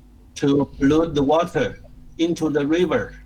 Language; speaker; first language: English; non-native, learner; Chinese